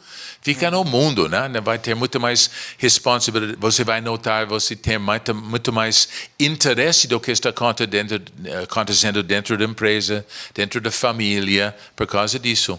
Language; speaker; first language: Portuguese; non-native, learner; English